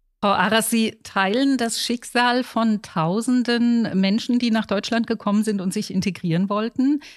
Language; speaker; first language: German; native; German